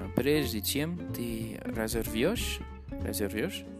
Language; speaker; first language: Russian; non-native, fluent; English